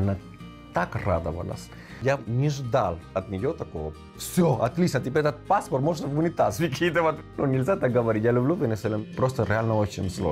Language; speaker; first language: Ukrainian; non-native, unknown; Spanish